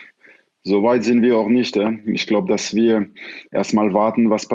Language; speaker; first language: German; non-native, fluent; French